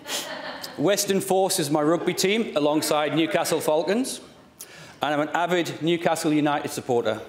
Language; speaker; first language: English; native; English